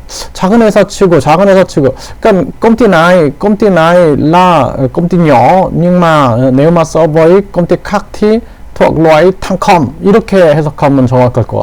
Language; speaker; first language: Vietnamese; non-native, learner; Korean